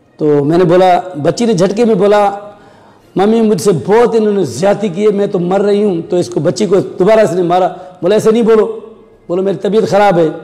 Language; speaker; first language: Urdu; non-native, local second language; Sindhi